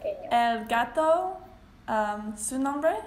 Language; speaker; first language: Spanish; non-native, learner; English